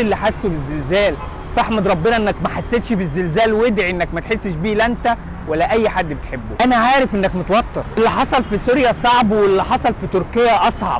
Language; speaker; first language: Arabic; native; Arabic